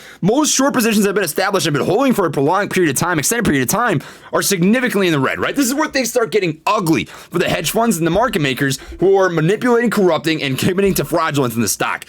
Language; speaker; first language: English; native; English